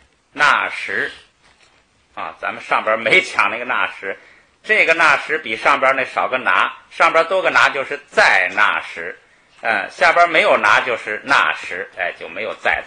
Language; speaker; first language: Chinese; native; Chinese